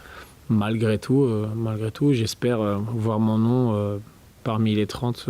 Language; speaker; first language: French; native; French